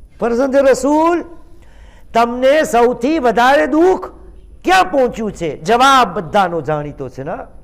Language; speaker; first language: Gujarati; early bilingual, heritage; Gujarati